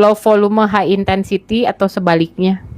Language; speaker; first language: Indonesian; native; Indonesian